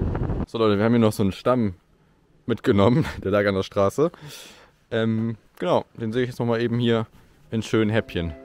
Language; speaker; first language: German; native; German